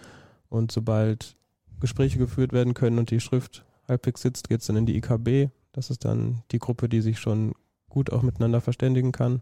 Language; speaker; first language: German; native; German